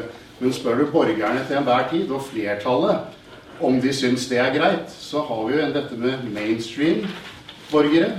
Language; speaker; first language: Norwegian; native; Norwegian